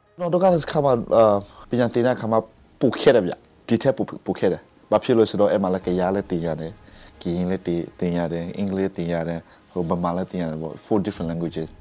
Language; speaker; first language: Burmese; non-native, local second language; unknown